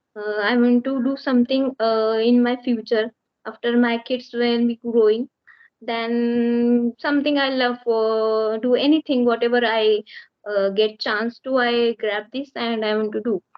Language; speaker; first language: English; non-native, learner; Marathi